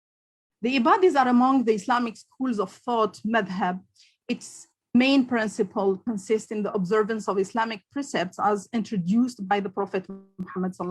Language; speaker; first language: English; non-native, local second language; Arabic